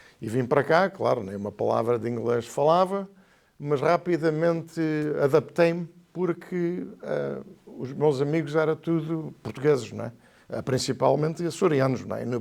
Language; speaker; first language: Portuguese; native; Portuguese